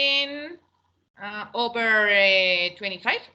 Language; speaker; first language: English; non-native, learner; Spanish